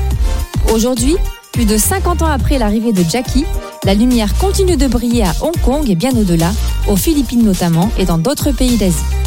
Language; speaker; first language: French; native; French